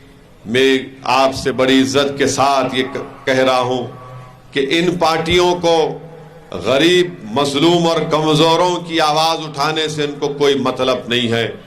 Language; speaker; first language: Urdu; native; Urdu